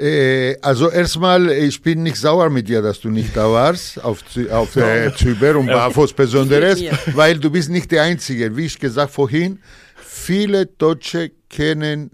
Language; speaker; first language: German; non-native, fluent; Greek